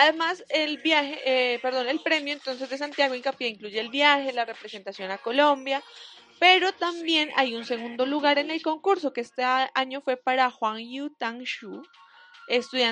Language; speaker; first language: Spanish; native; Spanish